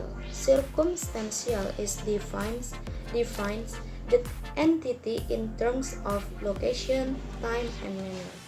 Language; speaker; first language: English; non-native, learner; Indonesian